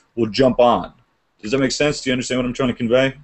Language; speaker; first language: English; native; English